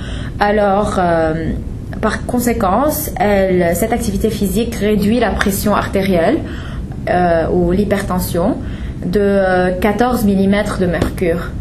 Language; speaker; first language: French; non-native, fluent; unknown